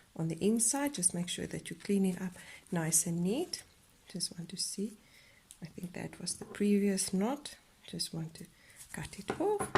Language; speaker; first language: English; non-native, local second language; Afrikaans